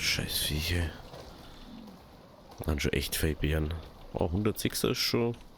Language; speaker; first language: German; native; German